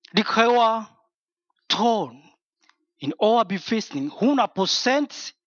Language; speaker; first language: Danish; non-native, fluent; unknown